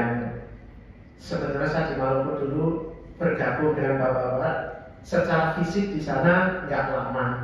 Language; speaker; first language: Indonesian; native; Indonesian